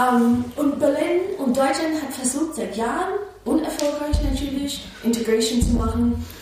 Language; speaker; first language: German; non-native, fluent; English